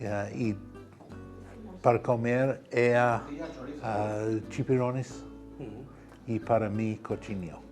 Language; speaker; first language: Spanish; non-native, learner; English